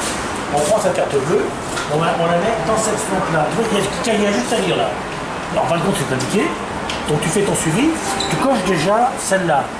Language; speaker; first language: French; native; French